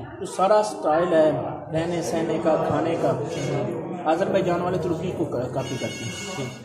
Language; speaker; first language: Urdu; non-native, local second language; Punjabi